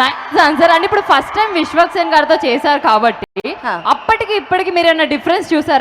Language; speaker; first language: Telugu; native; Telugu